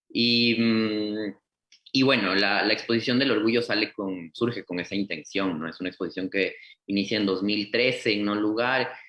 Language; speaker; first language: Spanish; native; Spanish